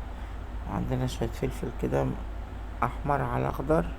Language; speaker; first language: Arabic; native; Arabic